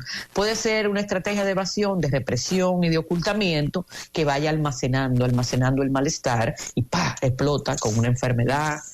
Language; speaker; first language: Spanish; native; Spanish